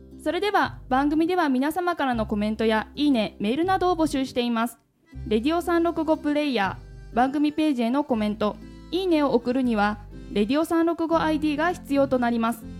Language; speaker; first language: Japanese; native; Japanese